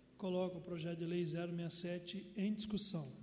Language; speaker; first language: Portuguese; native; Portuguese